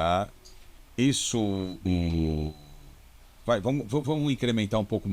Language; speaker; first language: Portuguese; native; Portuguese